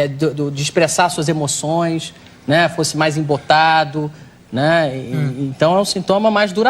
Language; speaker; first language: Portuguese; native; Portuguese